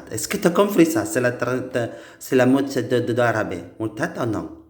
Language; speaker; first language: French; non-native, learner; Indonesian